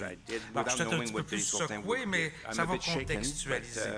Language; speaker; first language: French; native; French